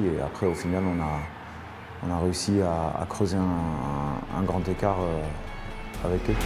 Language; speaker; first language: French; native; French